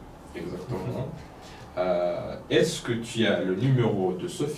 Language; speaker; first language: French; non-native, fluent; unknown